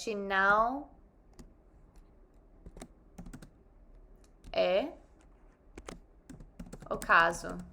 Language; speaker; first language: Portuguese; non-native, fluent; English